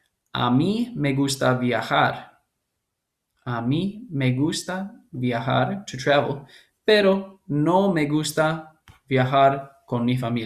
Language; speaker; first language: Spanish; non-native, learner; English